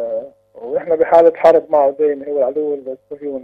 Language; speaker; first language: Arabic; native; Arabic